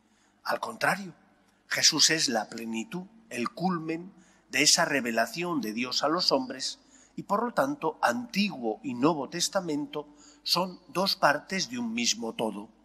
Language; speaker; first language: Spanish; native; Spanish